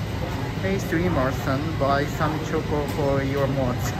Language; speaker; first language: English; non-native, learner; Japanese